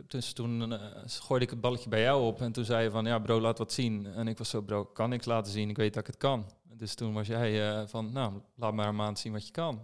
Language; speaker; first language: Dutch; native; Dutch